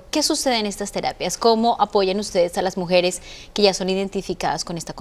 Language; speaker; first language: Spanish; native; Spanish